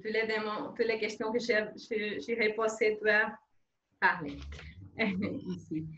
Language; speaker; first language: French; non-native, learner; Spanish